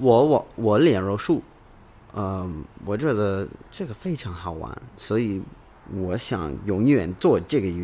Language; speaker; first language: Chinese; non-native, learner; English